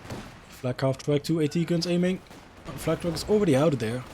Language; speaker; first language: English; non-native, fluent; Dutch